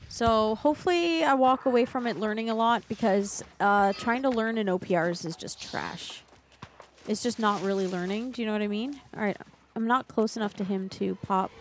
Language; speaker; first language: English; native; English